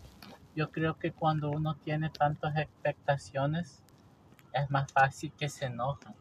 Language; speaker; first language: Spanish; early bilingual, heritage; English